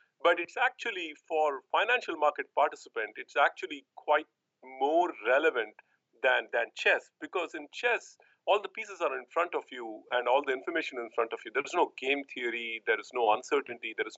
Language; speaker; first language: English; non-native, local second language; Tamil